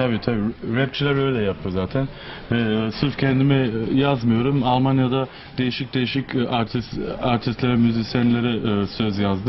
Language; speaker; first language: Turkish; early bilingual, heritage; Turkish